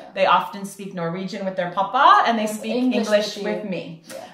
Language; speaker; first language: English; native; English